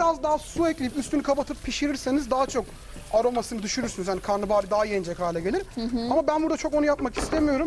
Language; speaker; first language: Turkish; native; Turkish